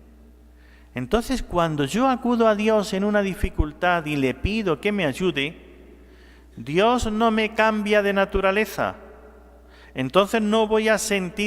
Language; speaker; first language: Spanish; native; Spanish